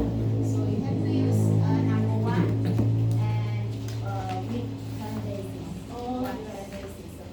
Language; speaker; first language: English; non-native, fluent; Indonesian